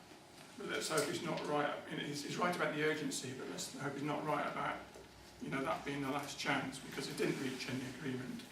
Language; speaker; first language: English; native; English